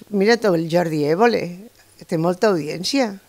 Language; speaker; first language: Catalan; non-native, local second language; Spanish